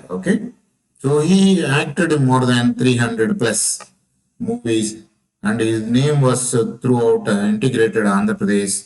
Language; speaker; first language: English; non-native, local second language; Telugu